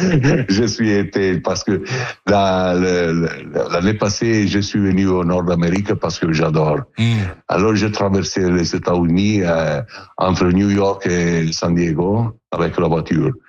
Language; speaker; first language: French; non-native, learner; Italian